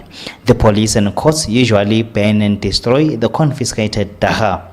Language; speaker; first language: English; non-native, local second language; Swati